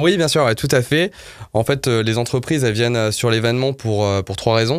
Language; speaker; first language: French; native; French